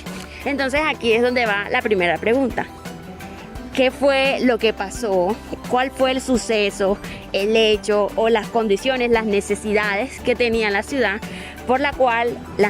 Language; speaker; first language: Spanish; native; Spanish